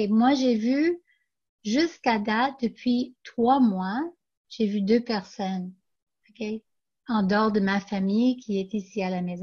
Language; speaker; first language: French; non-native, local second language; English